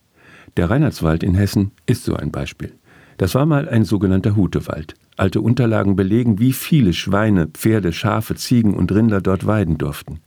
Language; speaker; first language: German; native; German